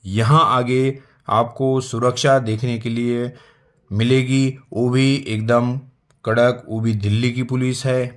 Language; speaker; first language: Hindi; non-native, local second language; Marathi